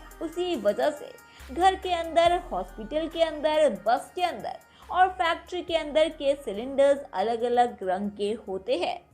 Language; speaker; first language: Hindi; native; Hindi